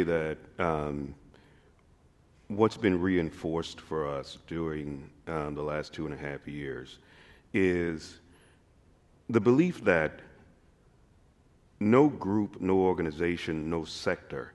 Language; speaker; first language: English; native; English